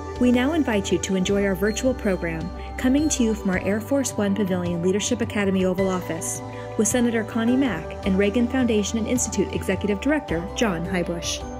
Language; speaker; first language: English; native; English